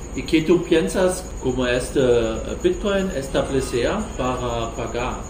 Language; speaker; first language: Spanish; non-native, learner; German